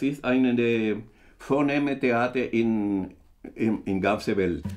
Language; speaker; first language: German; non-native, fluent; Spanish